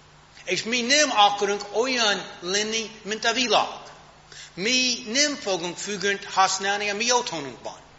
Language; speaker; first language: Hungarian; non-native, fluent; English